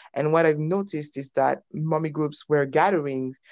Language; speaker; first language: English; non-native, fluent; French